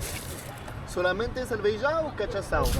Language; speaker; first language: Portuguese; non-native, learner; French